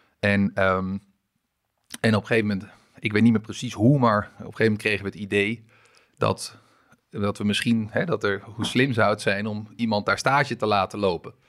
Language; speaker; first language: Dutch; early bilingual, other home language; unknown